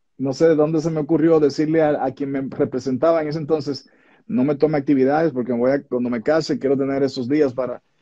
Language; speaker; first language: Spanish; native; Spanish